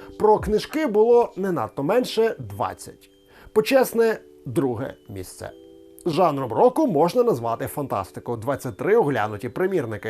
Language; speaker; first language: Ukrainian; native; Ukrainian